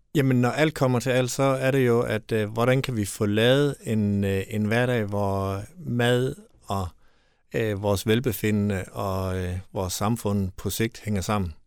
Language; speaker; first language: Danish; native; Danish